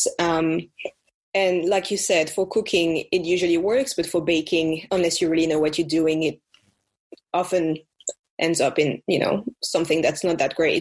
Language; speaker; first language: English; non-native, fluent; French